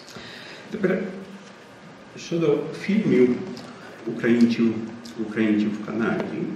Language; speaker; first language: Ukrainian; early bilingual, heritage; Ukrainian